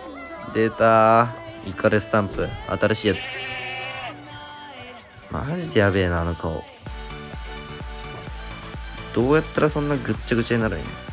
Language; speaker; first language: Japanese; native; Japanese